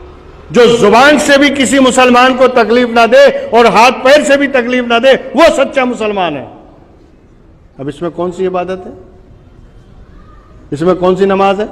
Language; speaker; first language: Urdu; native; Urdu